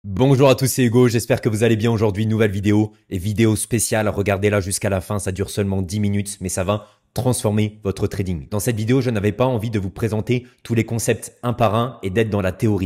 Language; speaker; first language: French; native; French